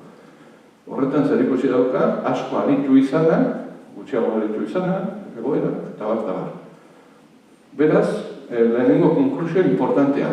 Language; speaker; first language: Basque; native; Basque